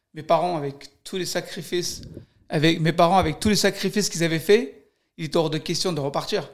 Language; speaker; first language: French; early bilingual, other home language; Kurdish